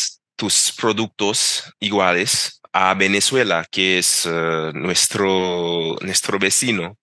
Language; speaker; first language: Spanish; non-native, fluent; English